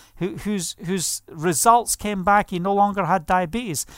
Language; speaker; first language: English; native; English